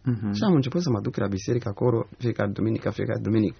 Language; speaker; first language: Romanian; non-native, learner; Rundi